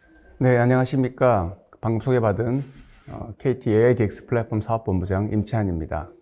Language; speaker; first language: Korean; native; Korean